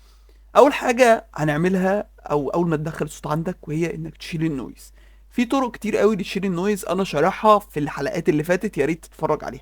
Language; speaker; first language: Arabic; native; Arabic